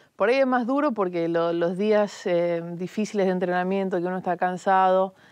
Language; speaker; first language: Spanish; native; Spanish